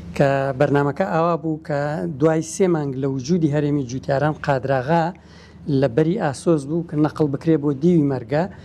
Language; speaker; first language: Central Kurdish; native; Central Kurdish